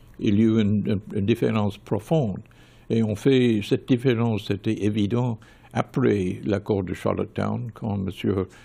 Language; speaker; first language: French; non-native, fluent; English